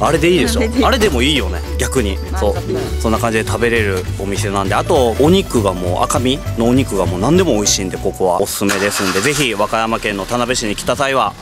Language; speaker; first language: Japanese; native; Japanese